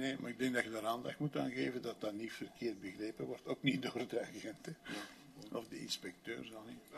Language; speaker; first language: Dutch; native; Dutch